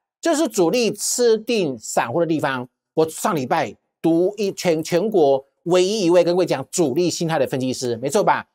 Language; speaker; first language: Chinese; native; Chinese